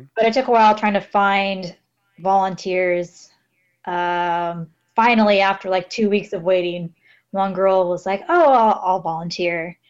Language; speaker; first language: English; native; English